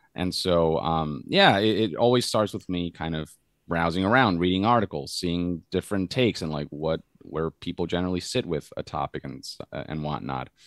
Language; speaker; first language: English; non-native, fluent; Spanish